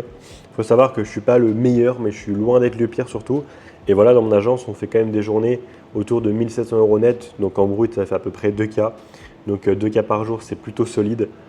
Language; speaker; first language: French; native; French